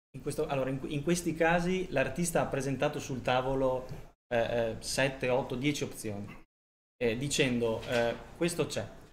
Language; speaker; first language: Italian; native; Italian